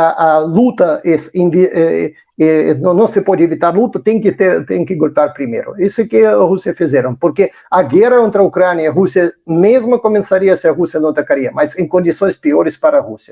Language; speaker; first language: Portuguese; non-native, fluent; Russian